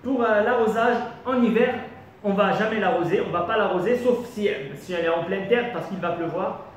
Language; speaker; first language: French; non-native, local second language; Arabic